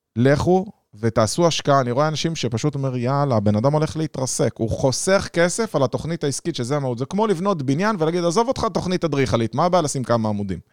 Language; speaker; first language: Hebrew; native; Hebrew